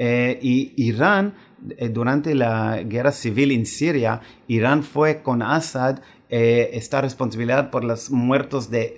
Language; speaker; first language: Spanish; non-native, fluent; Hebrew